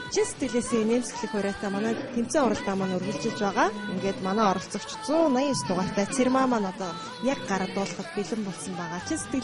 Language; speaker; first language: Mongolian; native; Mongolian